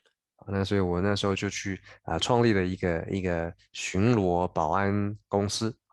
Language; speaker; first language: Chinese; native; Chinese